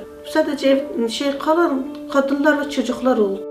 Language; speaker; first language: Turkish; non-native, fluent; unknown